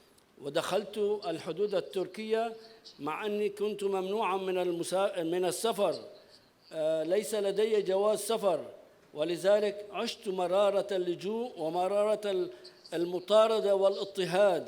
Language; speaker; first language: Arabic; native; Arabic